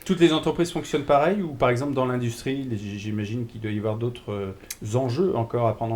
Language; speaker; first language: French; native; French